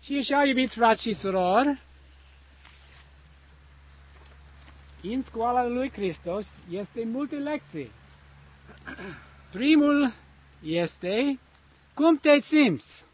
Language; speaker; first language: Romanian; non-native, learner; English